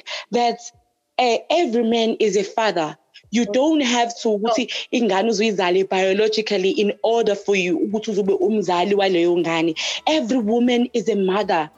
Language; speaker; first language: English; non-native, local second language; Zulu